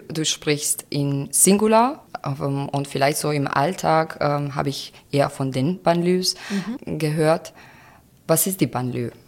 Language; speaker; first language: German; non-native, fluent; Croatian